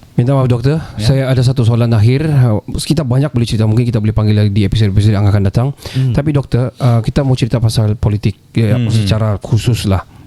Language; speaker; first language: Malay; native; Malay